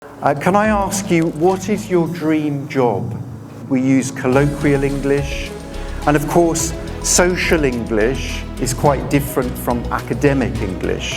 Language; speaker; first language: English; non-native, fluent; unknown